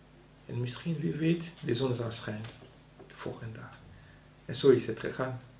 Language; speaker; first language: Dutch; non-native, local second language; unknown